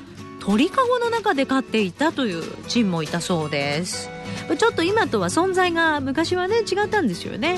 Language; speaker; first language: Japanese; native; Japanese